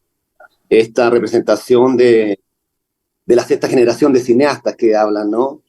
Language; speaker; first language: Spanish; native; Spanish